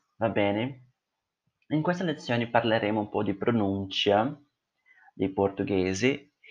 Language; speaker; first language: Italian; non-native, fluent; Portuguese